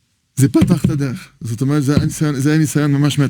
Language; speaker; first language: Hebrew; non-native, fluent; French